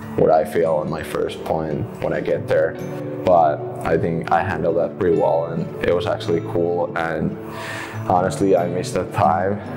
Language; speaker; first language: English; non-native, fluent; Finnish